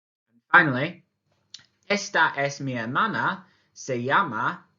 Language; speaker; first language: Spanish; non-native, fluent; English